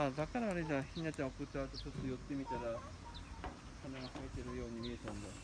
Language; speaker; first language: Japanese; native; Japanese